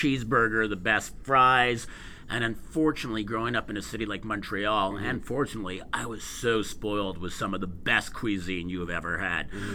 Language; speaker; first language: English; native; English